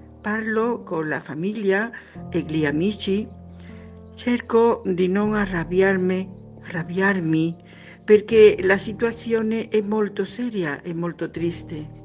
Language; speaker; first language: Italian; non-native, learner; Spanish